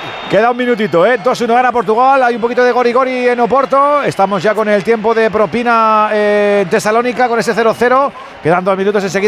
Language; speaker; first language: Spanish; native; Spanish